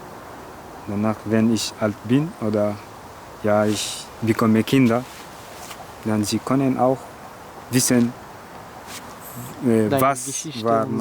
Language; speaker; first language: German; non-native, learner; French